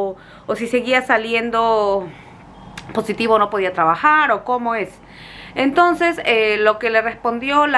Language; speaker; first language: Spanish; native; Spanish